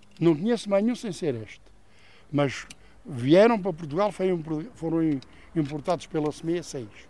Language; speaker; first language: Portuguese; native; Portuguese